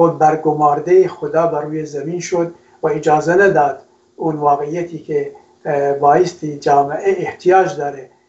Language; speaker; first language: Persian; non-native, local second language; Kurdish